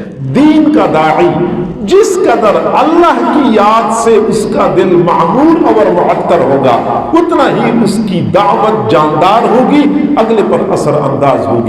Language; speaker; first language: Urdu; native; Urdu